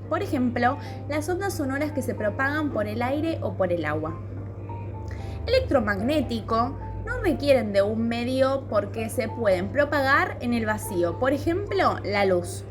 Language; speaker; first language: Spanish; native; Spanish